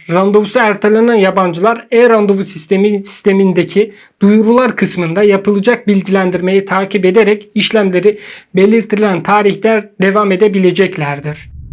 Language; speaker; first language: Turkish; native; Turkish